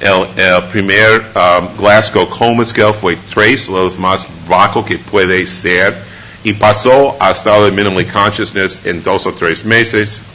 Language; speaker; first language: Spanish; non-native, fluent; English